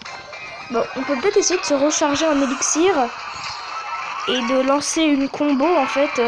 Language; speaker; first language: French; native; French